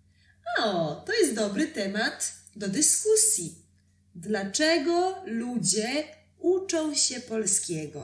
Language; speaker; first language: Polish; native; Polish